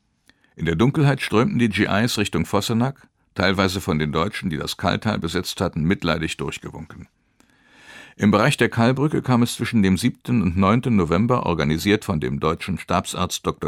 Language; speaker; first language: German; native; German